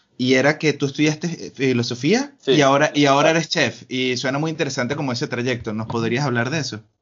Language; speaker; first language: Spanish; native; Spanish